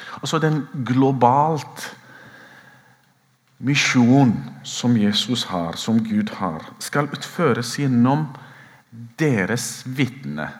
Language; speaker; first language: Norwegian; non-native, fluent; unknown